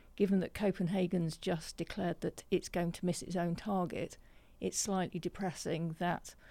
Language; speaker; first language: English; native; English